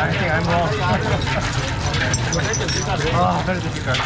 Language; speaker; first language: English; non-native, fluent; Korean